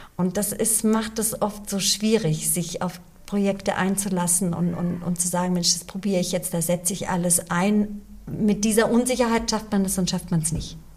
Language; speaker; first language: German; early bilingual, other home language; English